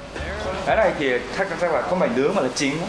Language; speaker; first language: Vietnamese; non-native, fluent; Korean